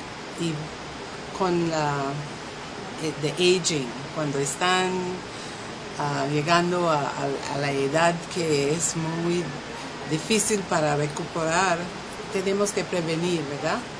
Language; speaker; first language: Spanish; non-native, local second language; English